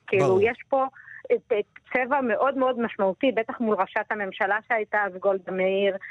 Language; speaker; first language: Hebrew; native; Hebrew